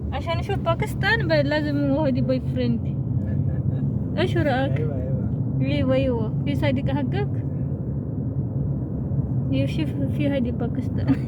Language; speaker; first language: Arabic; non-native, learner; Amharic